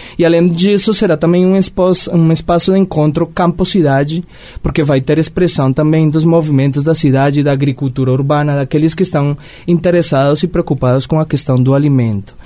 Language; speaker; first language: Portuguese; non-native, fluent; Spanish